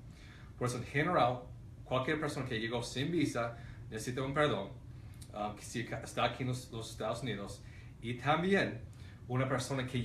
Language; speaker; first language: Spanish; non-native, fluent; English